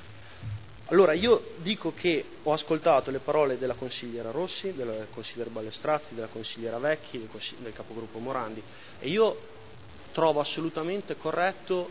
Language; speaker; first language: Italian; native; Italian